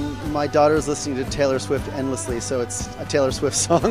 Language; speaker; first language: English; native; English